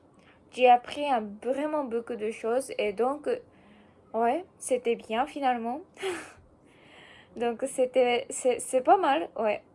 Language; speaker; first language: French; non-native, learner; Japanese